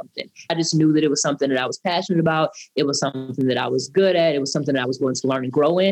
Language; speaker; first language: English; native; English